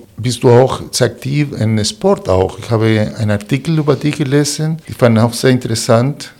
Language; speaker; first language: German; non-native, fluent; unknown